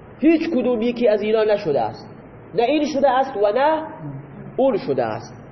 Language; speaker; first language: Persian; non-native, local second language; Baluchi